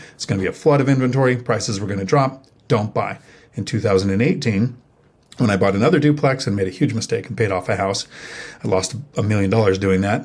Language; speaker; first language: English; native; English